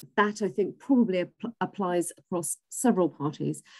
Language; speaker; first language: English; native; English